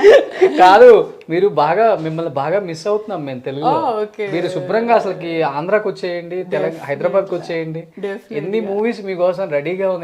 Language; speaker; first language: Telugu; native; Telugu